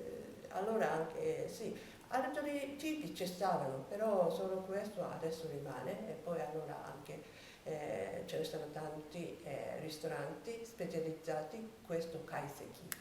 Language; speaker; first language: Italian; non-native, learner; Japanese